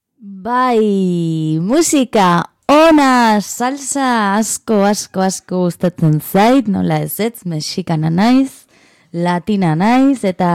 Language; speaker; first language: Basque; non-native, learner; Spanish